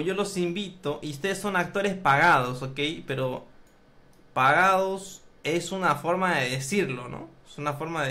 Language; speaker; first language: Spanish; native; Spanish